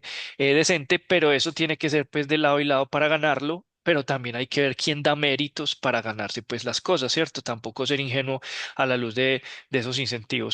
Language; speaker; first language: Spanish; native; Spanish